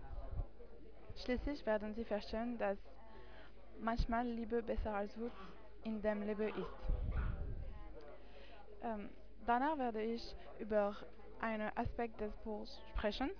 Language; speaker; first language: German; non-native, learner; French